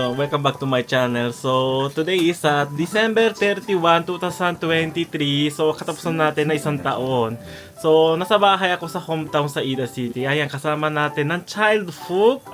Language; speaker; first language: Filipino; early bilingual, heritage; Japanese